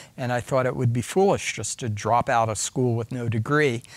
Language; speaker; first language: English; native; English